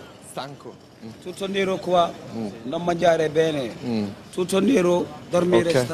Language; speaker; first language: Italian; non-native, learner; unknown